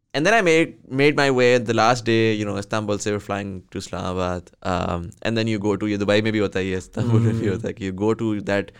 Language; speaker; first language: English; non-native, local second language; Urdu